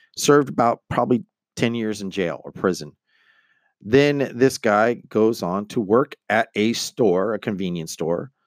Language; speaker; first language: English; native; English